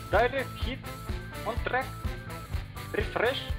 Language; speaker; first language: English; non-native, learner; Russian